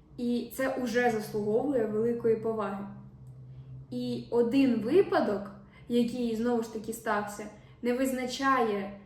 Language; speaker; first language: Ukrainian; non-native, local second language; Russian